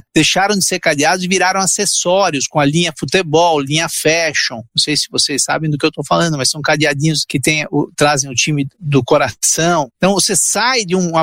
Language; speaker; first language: Portuguese; early bilingual, other home language; Italian